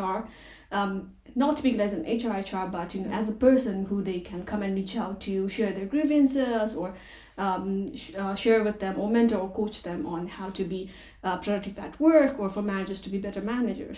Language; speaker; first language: English; non-native, local second language; Nepali